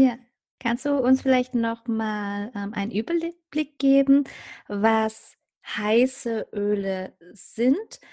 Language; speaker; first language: German; native; German